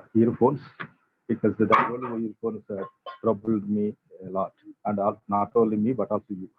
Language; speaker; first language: English; non-native, local second language; Telugu